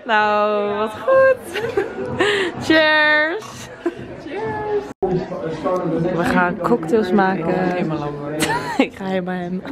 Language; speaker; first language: Dutch; native; Dutch